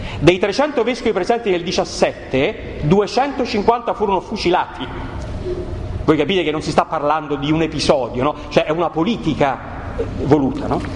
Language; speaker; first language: Italian; native; Italian